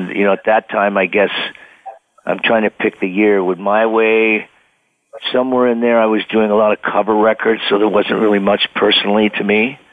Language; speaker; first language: English; native; English